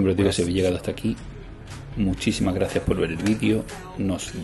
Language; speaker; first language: Spanish; native; Spanish